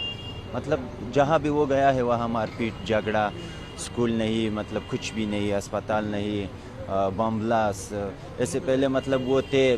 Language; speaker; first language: Hindi; non-native, learner; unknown